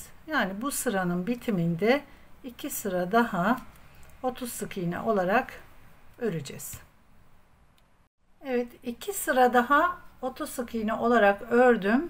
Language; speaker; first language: Turkish; native; Turkish